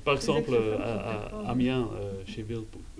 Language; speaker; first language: French; non-native, fluent; Dutch